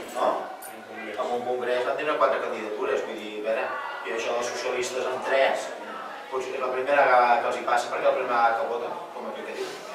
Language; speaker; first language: Catalan; native; Catalan